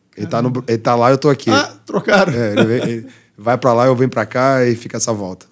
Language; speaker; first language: Portuguese; early bilingual, heritage; Portuguese